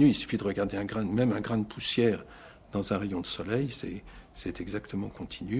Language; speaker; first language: French; native; French